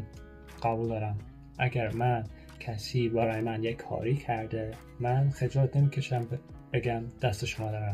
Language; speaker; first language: Persian; early bilingual, heritage; Persian